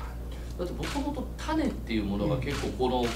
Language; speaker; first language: Japanese; native; Japanese